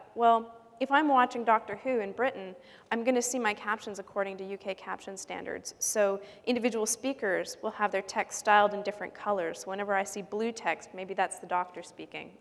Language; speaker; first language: English; native; English